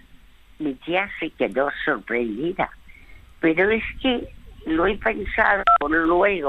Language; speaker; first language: Spanish; early bilingual, other home language; French